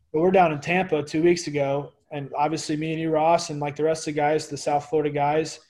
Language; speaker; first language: English; native; English